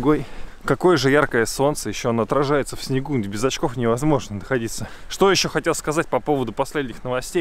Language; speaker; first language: Russian; native; Russian